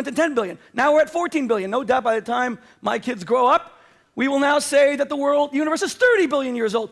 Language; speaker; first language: English; native; English